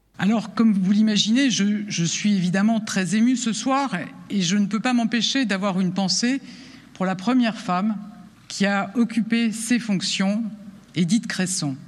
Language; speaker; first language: French; native; French